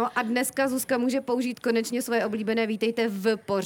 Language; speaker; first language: Czech; native; Czech